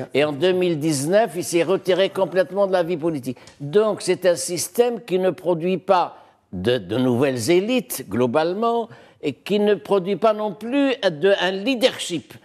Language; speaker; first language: French; non-native, local second language; Arabic